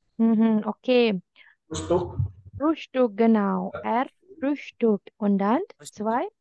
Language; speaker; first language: German; non-native, fluent; Indonesian